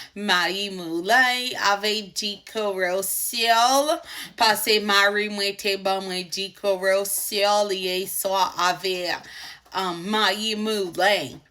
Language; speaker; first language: Haitian Creole; non-native, learner; English